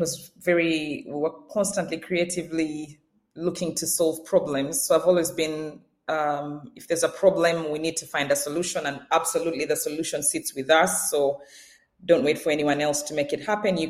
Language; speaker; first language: English; non-native, local second language; Ganda